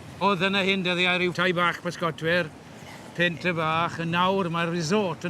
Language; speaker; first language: Welsh; native; Welsh